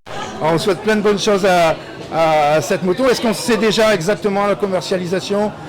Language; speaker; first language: French; native; French